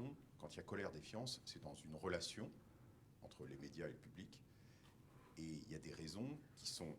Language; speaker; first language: French; native; French